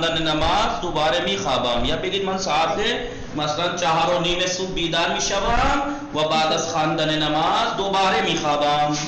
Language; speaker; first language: Persian; non-native, fluent; Urdu